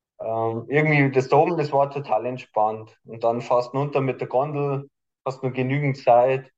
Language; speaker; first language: German; native; German